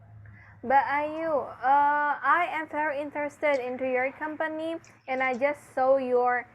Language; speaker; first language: English; non-native, fluent; Indonesian